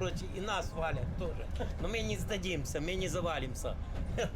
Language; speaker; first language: Russian; non-native, local second language; Ukrainian